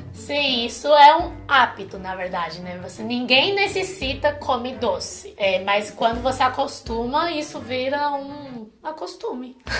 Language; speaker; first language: Portuguese; non-native, fluent; Chinese